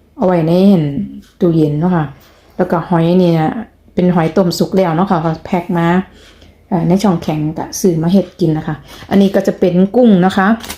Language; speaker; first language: Thai; native; Thai